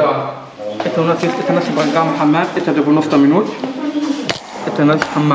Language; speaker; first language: Russian; non-native, learner; Arabic